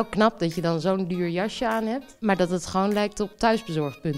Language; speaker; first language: Dutch; native; Dutch